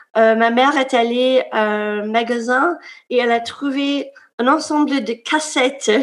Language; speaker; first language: French; non-native, fluent; English